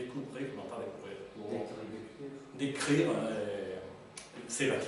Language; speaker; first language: French; non-native, learner; Spanish